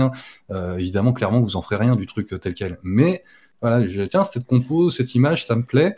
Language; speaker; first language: French; native; French